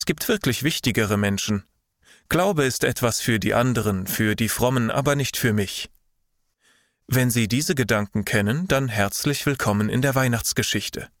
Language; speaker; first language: German; native; German